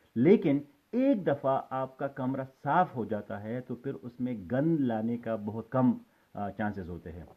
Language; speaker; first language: Urdu; non-native, local second language; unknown